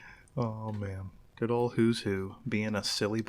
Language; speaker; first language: English; native; English